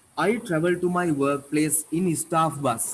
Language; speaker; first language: English; non-native, local second language; Sinhala